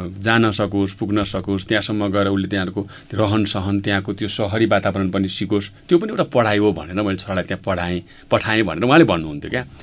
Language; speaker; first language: Nepali; native; Nepali